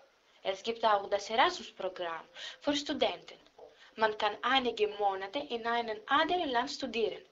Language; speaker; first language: German; non-native, learner; Greek